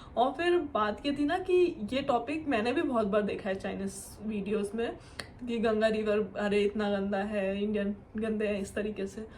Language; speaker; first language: Hindi; native; Hindi